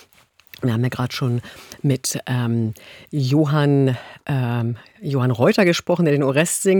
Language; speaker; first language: German; native; German